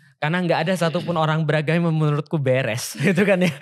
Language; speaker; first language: Indonesian; native; Indonesian